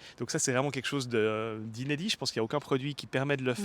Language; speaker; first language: French; native; French